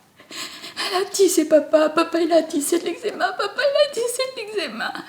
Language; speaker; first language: French; native; French